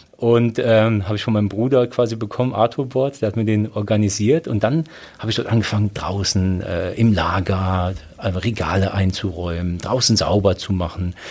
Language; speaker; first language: German; early bilingual, other home language; Polish